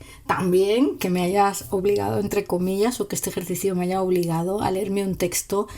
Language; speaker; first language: Spanish; native; Spanish